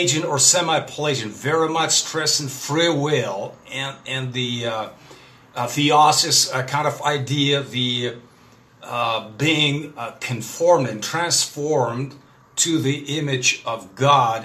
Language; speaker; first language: English; non-native, fluent; Russian